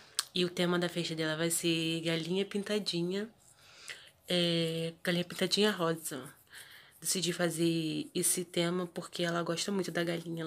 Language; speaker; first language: Portuguese; native; Portuguese